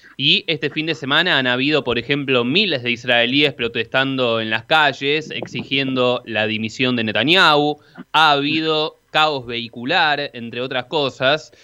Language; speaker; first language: Spanish; native; Spanish